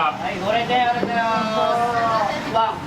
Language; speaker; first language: Japanese; native; Japanese